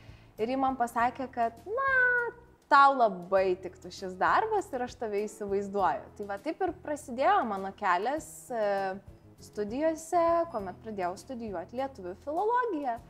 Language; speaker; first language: Lithuanian; native; Lithuanian